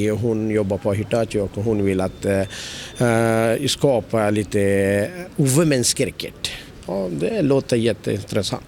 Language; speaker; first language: Swedish; non-native, learner; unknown